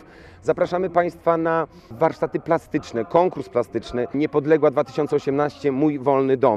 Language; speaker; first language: Polish; native; Polish